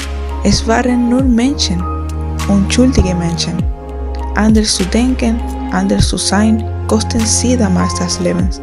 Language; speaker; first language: German; non-native, fluent; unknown